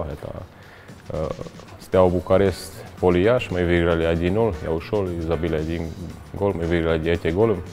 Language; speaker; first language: Russian; non-native, learner; Romanian